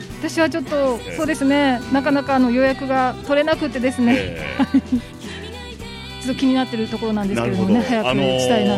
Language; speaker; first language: Japanese; native; Japanese